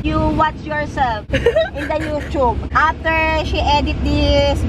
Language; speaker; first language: English; non-native, learner; Filipino